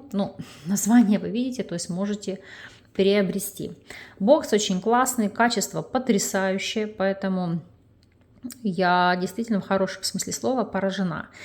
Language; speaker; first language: Russian; native; Russian